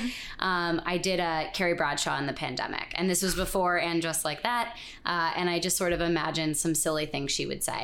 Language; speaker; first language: English; native; English